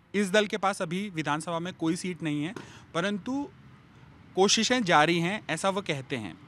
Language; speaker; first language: Hindi; native; Hindi